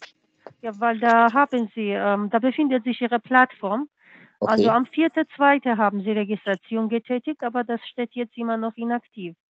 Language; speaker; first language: German; non-native, fluent; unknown